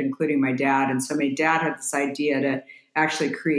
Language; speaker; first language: English; native; English